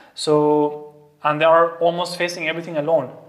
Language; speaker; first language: English; non-native, fluent; Arabic